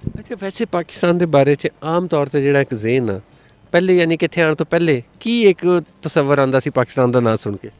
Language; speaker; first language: Punjabi; native; Punjabi